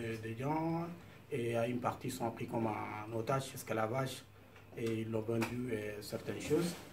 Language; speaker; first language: French; non-native, fluent; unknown